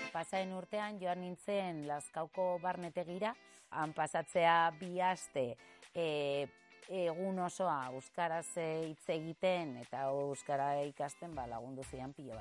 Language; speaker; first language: Basque; non-native, local second language; Spanish